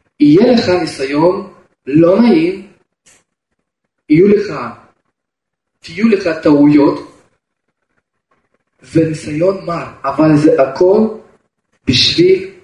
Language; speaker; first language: Hebrew; non-native, fluent; Russian